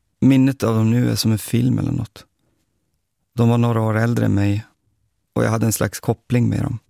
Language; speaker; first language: Swedish; native; Swedish